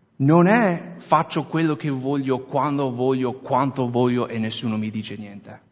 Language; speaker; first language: Italian; non-native, fluent; English